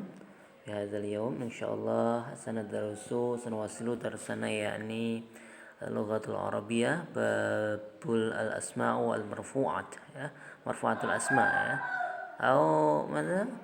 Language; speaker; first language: Arabic; non-native, fluent; Indonesian